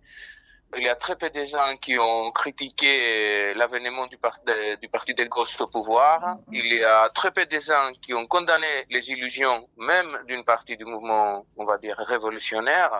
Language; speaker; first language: French; non-native, fluent; Greek